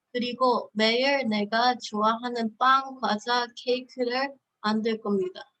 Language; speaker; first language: Korean; early bilingual, heritage; Korean